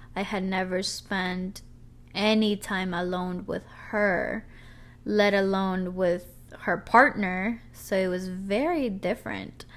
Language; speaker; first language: English; early bilingual, other home language; Spanish